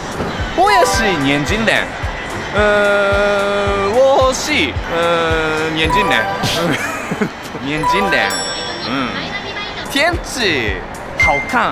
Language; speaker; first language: Chinese; non-native, learner; Japanese